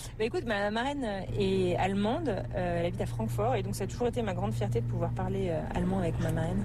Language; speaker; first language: French; native; French